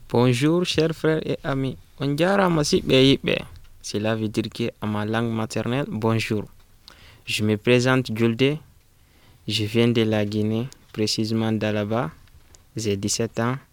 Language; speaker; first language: French; non-native, local second language; Fula